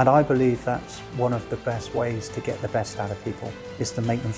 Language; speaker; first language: English; native; English